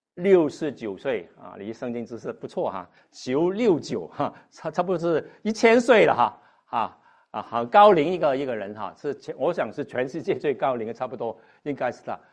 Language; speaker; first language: Chinese; non-native, local second language; Cantonese